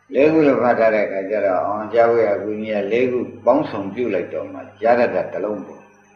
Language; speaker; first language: Burmese; native; Burmese